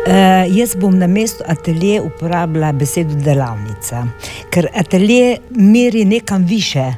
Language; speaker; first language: Slovenian; non-native, fluent; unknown